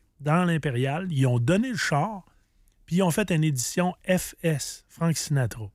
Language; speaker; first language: French; native; French